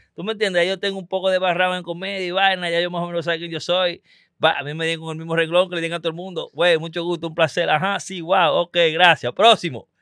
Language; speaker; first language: Spanish; native; Spanish